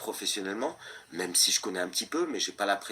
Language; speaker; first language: French; native; French